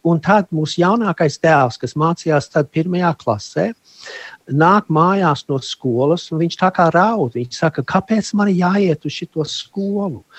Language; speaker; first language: Latvian; early bilingual, heritage; Latvian